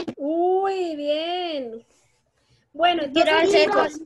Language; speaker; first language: Spanish; native; Spanish